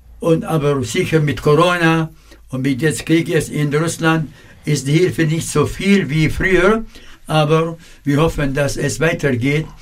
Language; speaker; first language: German; non-native, fluent; Arabic